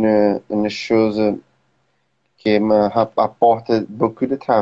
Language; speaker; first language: French; non-native, learner; Portuguese